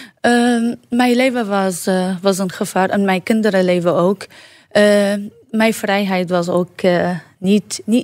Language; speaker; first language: Dutch; non-native, learner; Arabic